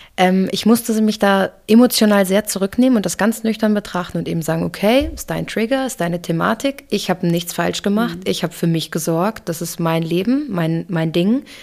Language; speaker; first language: German; early bilingual, other home language; English